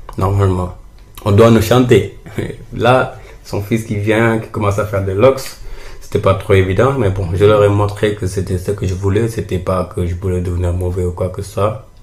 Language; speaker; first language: French; non-native, local second language; Wolof